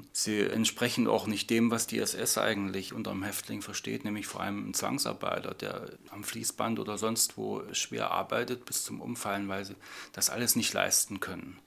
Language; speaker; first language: German; native; German